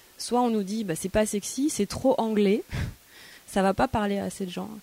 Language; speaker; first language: French; native; French